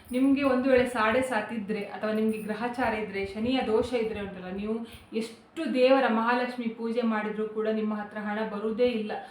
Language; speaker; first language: Kannada; non-native, local second language; Konkani